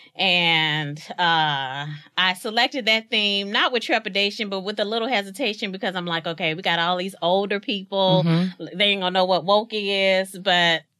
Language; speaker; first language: English; native; English